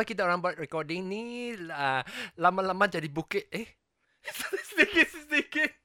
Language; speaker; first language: Malay; non-native, local second language; Chinese